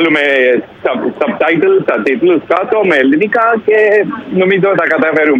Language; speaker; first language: Greek; non-native, learner; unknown